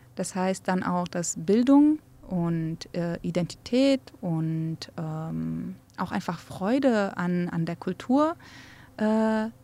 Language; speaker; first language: German; early bilingual, other home language; Central Kurdish